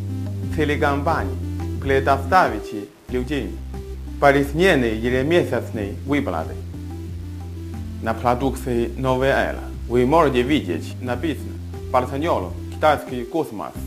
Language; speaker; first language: Russian; non-native, learner; Chinese